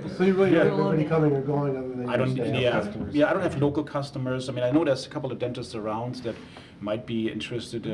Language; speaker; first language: English; non-native, fluent; German